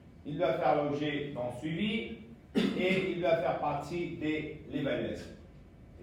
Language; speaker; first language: French; non-native, fluent; Spanish